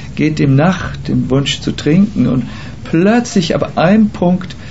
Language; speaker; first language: German; native; German